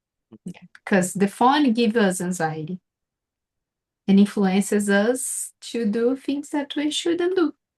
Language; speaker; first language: English; non-native, fluent; Portuguese